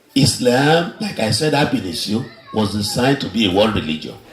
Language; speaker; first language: English; non-native, local second language; Yoruba